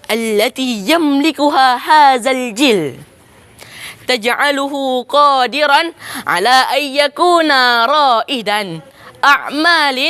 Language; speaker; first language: Arabic; non-native, learner; Indonesian